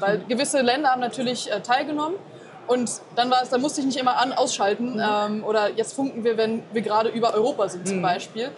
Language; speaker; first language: German; native; German